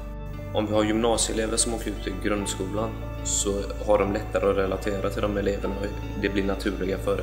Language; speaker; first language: Swedish; native; Swedish